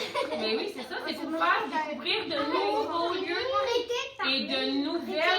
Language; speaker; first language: French; native; French